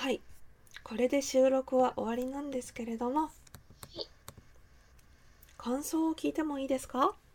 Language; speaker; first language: Japanese; native; Japanese